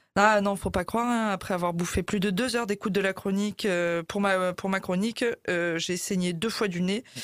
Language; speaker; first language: French; native; French